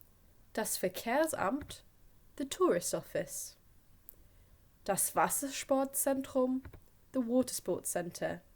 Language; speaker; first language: German; non-native, fluent; English